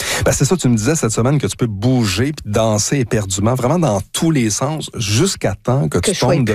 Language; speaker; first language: French; native; French